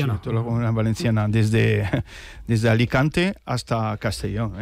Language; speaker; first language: Catalan; non-native, local second language; Spanish